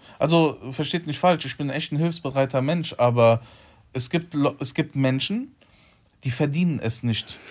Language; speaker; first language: German; early bilingual, other home language; Polish